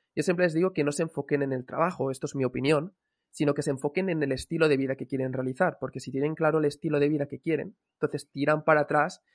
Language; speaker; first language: Spanish; native; Spanish